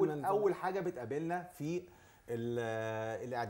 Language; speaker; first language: Arabic; native; Arabic